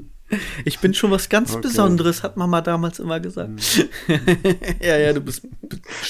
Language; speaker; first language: German; native; German